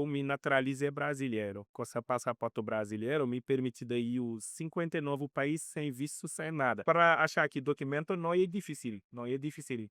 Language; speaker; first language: Portuguese; non-native, fluent; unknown